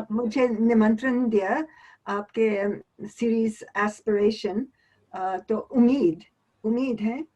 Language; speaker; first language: Hindi; non-native, learner; English